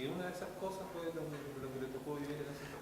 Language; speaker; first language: Spanish; native; Spanish